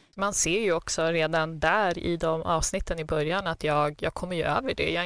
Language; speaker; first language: Swedish; early bilingual, other home language; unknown